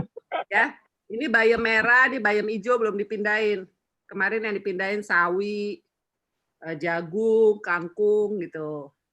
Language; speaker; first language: Indonesian; native; Indonesian